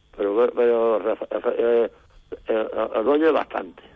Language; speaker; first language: Spanish; native; Spanish